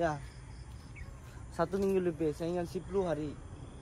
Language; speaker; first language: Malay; non-native, learner; Bangla